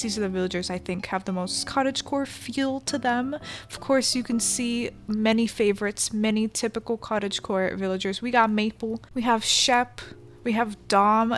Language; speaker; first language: English; native; English